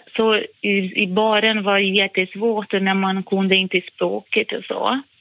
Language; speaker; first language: Swedish; non-native, fluent; Portuguese